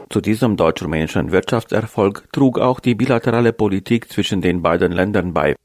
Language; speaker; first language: German; non-native, local second language; Romanian